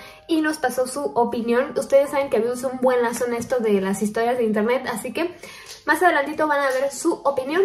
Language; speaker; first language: Spanish; native; Spanish